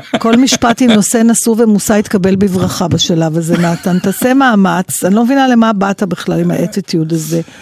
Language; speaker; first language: Hebrew; native; Hebrew